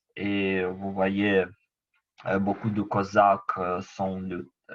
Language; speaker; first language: French; non-native, learner; Ukrainian